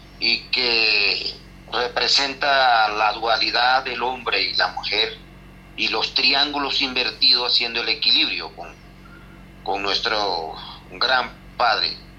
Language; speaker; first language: Spanish; non-native, local second language; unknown